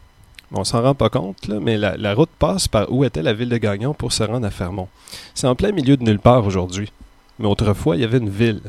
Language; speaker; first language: French; native; French